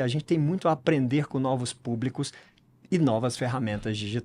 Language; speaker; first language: Portuguese; native; Portuguese